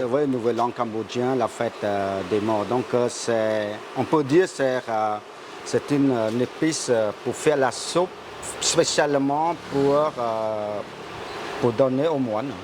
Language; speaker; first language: French; non-native, fluent; Khmer